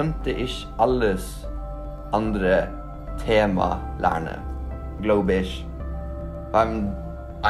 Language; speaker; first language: German; non-native, learner; Norwegian